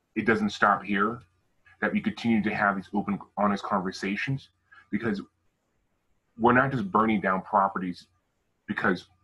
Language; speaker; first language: English; native; English